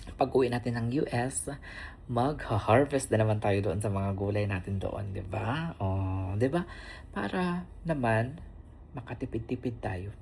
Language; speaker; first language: Filipino; non-native, local second language; Cebuano